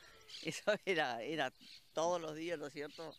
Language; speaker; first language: Spanish; native; Spanish